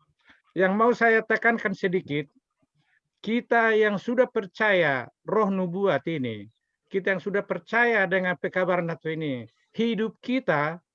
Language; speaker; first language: Indonesian; native; Indonesian